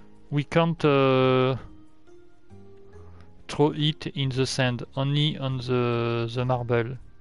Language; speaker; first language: English; non-native, learner; French